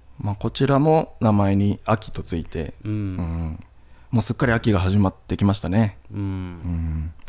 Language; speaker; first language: Japanese; native; Japanese